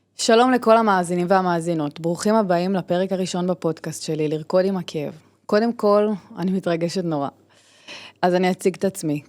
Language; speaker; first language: Hebrew; native; Hebrew